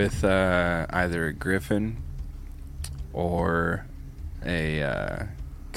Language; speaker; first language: English; native; English